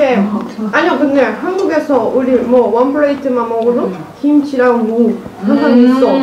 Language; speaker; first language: Korean; non-native, fluent; Portuguese